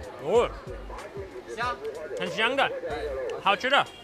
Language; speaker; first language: Chinese; non-native, learner; English